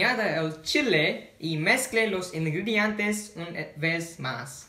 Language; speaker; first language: Spanish; non-native, learner; English